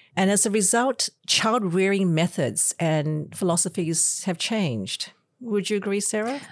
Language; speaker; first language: English; non-native, local second language; Cantonese